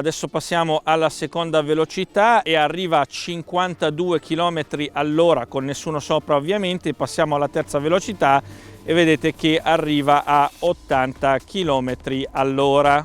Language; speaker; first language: Italian; native; Italian